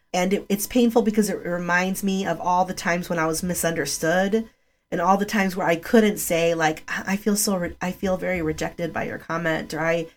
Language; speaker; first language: English; early bilingual, other home language; Spanish